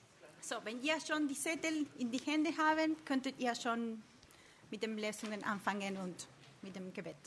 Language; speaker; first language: German; non-native, learner; Spanish